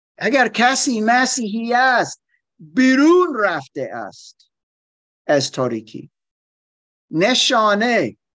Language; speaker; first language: Persian; non-native, learner; German